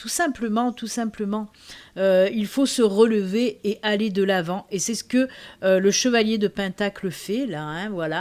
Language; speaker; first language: French; native; French